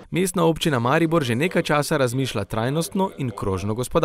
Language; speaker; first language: Slovenian; native; Slovenian